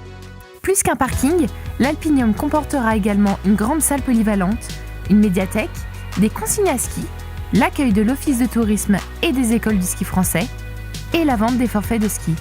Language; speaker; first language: French; native; French